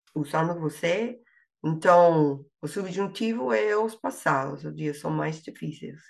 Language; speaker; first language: Portuguese; non-native, fluent; English